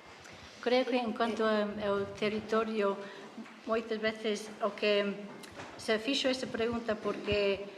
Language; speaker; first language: Galician; non-native, fluent; English